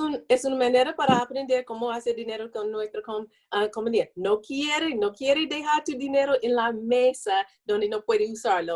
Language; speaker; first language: Spanish; non-native, learner; English